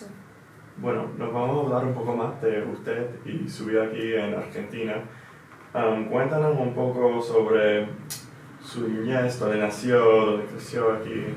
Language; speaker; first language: Spanish; non-native, learner; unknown